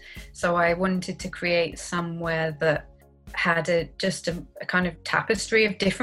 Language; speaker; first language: English; native; English